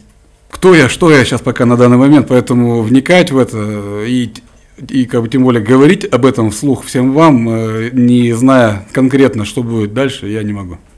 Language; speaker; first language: Russian; native; Russian